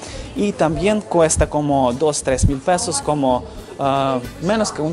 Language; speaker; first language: Spanish; non-native, fluent; Ukrainian